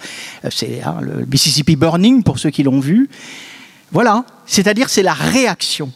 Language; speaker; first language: French; native; French